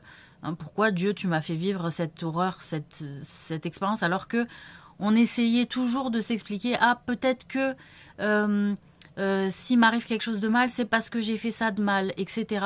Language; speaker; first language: French; native; French